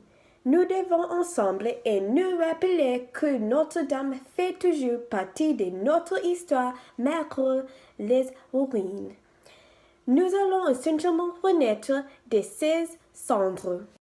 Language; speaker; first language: French; non-native, fluent; English